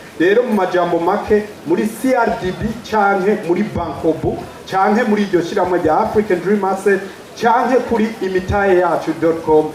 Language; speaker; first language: Rundi; early bilingual, heritage; Rundi